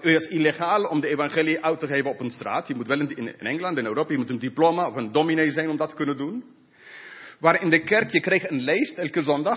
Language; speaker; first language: Dutch; non-native, fluent; English